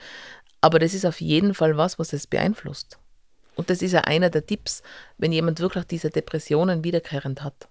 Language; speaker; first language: German; native; German